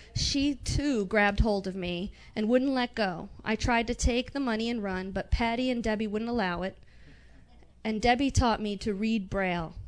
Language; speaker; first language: English; non-native, local second language; Arabic